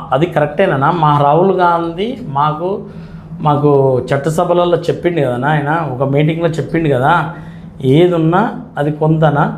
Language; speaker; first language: Telugu; native; Telugu